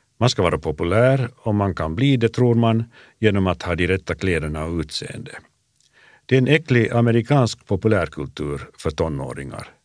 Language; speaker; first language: Swedish; native; Swedish